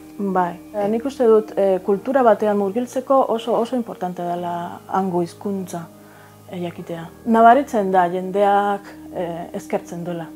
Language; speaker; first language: Basque; non-native, fluent; Spanish